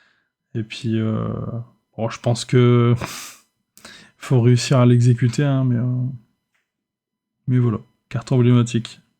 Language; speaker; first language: French; native; French